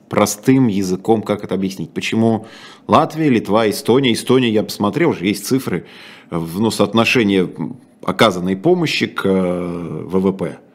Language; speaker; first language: Russian; native; Russian